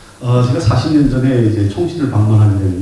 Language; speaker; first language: Korean; native; Korean